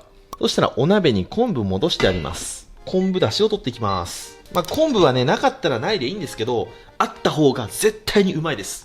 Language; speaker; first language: Japanese; native; Japanese